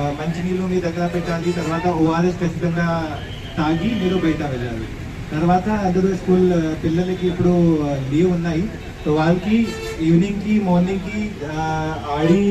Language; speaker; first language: Telugu; non-native, fluent; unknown